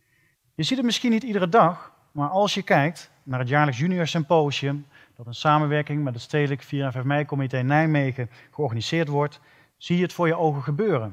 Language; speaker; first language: Dutch; native; Dutch